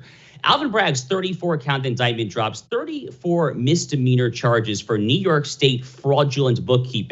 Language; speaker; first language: English; native; English